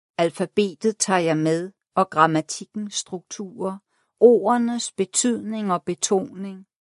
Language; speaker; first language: Danish; native; Danish